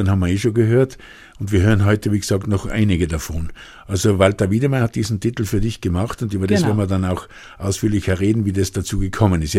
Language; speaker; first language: German; native; German